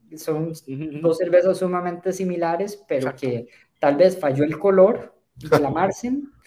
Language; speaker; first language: Spanish; native; Spanish